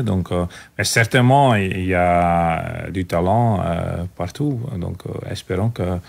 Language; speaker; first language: French; non-native, local second language; Dutch